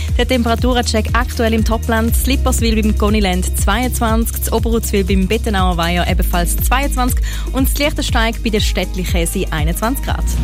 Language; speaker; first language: German; native; German